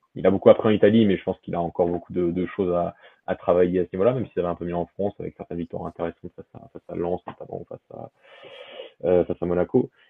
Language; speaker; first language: French; early bilingual, other home language; Portuguese